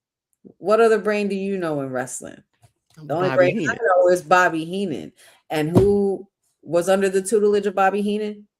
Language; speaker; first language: English; native; English